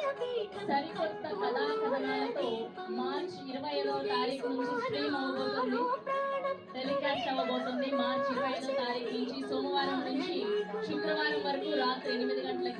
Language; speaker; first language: Telugu; native; Telugu